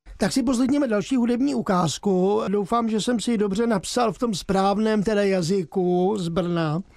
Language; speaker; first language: Czech; native; Czech